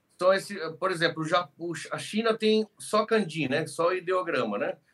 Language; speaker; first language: Portuguese; early bilingual, other home language; Spanish